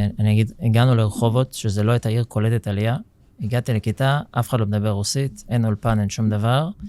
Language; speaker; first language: Hebrew; early bilingual, other home language; Russian